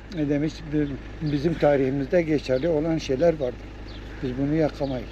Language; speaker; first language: Turkish; native; Turkish